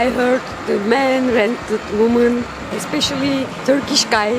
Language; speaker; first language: English; non-native, learner; Turkish